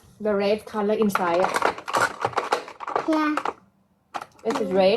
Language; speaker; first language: English; non-native, learner; Thai